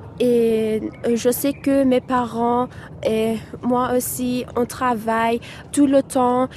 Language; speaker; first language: French; non-native, fluent; Persian